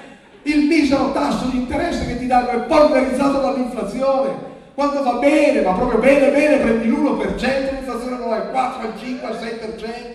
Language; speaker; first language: Italian; native; Italian